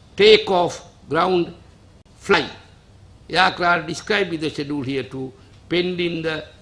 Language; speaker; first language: English; non-native, local second language; Sinhala